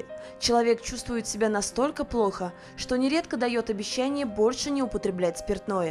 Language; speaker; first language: Russian; native; Russian